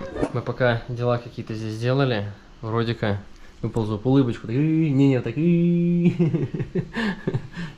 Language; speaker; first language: Russian; native; Russian